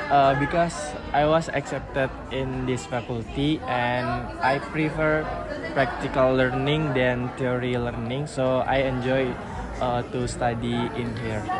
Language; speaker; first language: English; non-native, learner; Indonesian